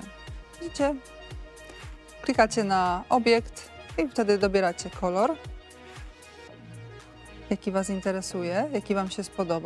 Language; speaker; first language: Polish; native; Polish